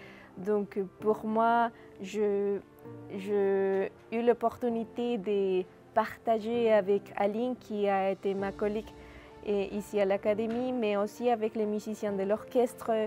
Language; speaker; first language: French; non-native, fluent; Spanish